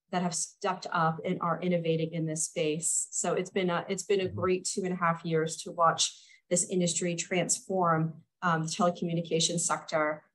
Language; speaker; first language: English; native; English